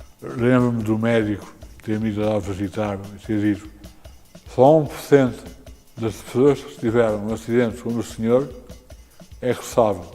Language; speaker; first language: Portuguese; native; Portuguese